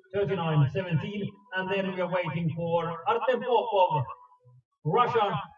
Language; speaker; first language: English; non-native, fluent; Finnish